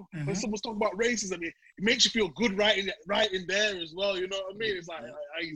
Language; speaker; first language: English; native; English